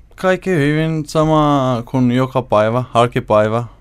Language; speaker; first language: Finnish; non-native, fluent; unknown